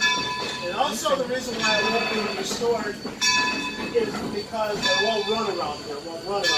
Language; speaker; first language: English; native; English